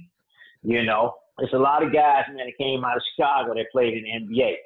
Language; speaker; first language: English; native; English